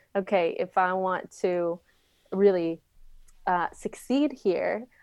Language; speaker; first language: English; native; English